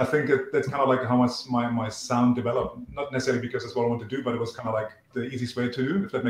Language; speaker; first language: English; non-native, fluent; German